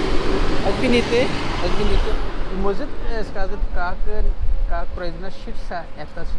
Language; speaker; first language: Russian; non-native, learner; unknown